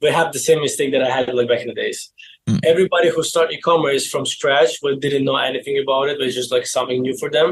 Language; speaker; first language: English; non-native, fluent; Azerbaijani